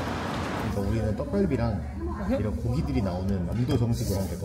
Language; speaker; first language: Korean; native; Korean